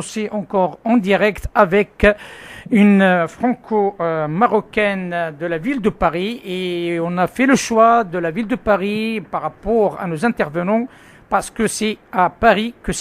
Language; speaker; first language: French; non-native, local second language; Arabic